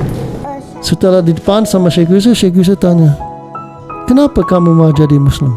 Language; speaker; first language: Indonesian; early bilingual, heritage; English